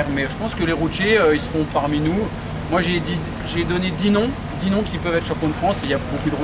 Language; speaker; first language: French; native; French